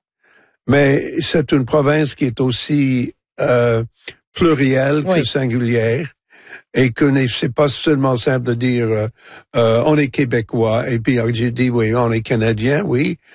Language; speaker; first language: French; non-native, local second language; English